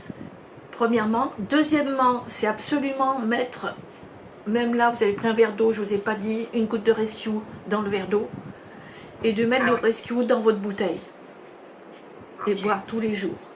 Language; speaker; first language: French; native; French